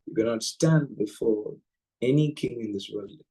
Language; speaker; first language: English; non-native, local second language; Tamil